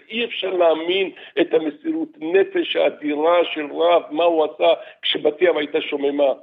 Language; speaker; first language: Hebrew; early bilingual, other home language; Arabic